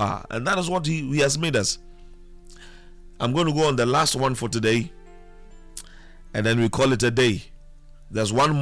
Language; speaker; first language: English; non-native, local second language; Akan